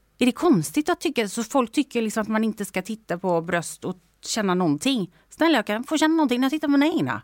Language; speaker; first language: Swedish; native; Swedish